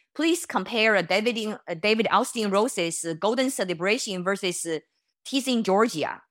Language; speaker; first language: English; non-native, fluent; Chinese